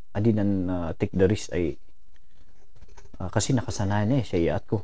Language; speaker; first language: Filipino; non-native, local second language; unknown